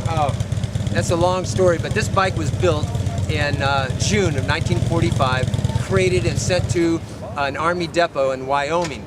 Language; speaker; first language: English; native; English